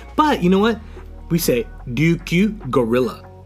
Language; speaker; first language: English; early bilingual, other home language; Japanese